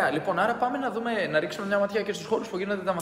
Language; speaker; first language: Greek; native; Greek